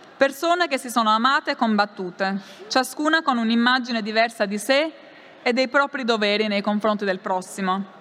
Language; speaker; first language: Italian; non-native, fluent; Albanian